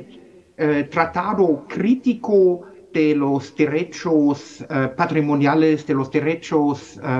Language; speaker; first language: Spanish; non-native, fluent; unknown